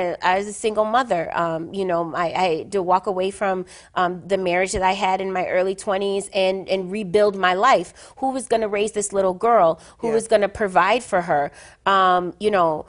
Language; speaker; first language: English; native; English